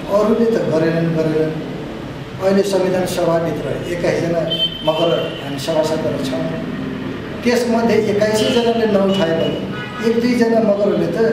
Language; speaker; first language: Nepali; non-native, local second language; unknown